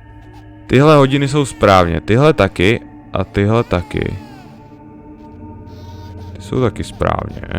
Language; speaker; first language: Czech; native; Czech